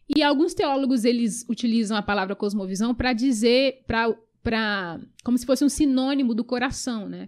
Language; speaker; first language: Portuguese; early bilingual, other home language; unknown